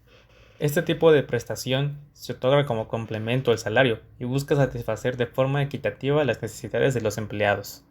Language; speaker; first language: Spanish; native; Spanish